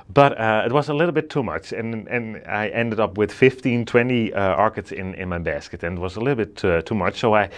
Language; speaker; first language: English; non-native, fluent; Dutch